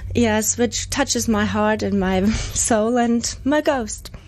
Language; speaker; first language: English; non-native, fluent; German